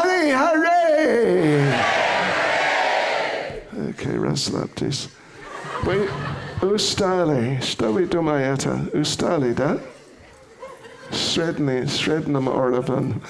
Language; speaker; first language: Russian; non-native, learner; English